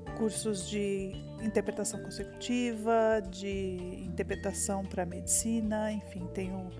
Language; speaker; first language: Portuguese; native; Portuguese